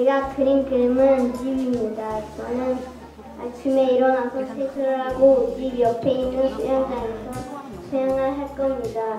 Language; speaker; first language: Korean; early bilingual, other home language; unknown